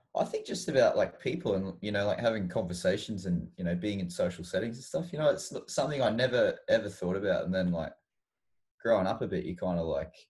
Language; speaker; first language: English; native; English